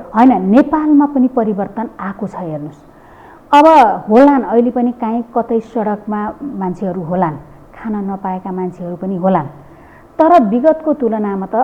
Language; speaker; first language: Nepali; non-native, local second language; Dangaura Tharu